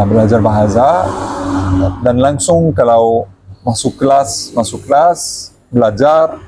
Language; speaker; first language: Indonesian; non-native, learner; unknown